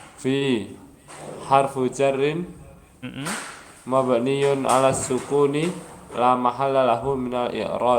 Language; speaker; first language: Arabic; non-native, learner; Indonesian